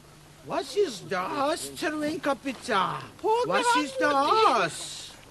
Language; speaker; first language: German; non-native, learner; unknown